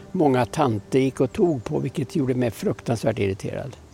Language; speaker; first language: Swedish; early bilingual, other home language; German